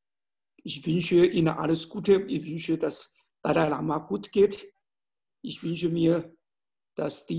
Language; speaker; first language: German; non-native, fluent; Chinese